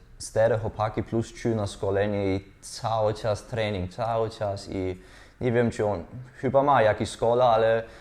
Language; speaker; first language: Polish; non-native, learner; Danish